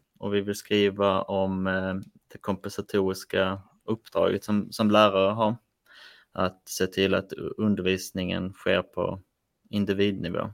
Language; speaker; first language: Swedish; native; Swedish